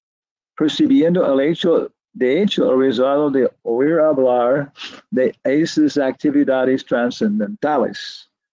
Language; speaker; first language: Spanish; non-native, learner; English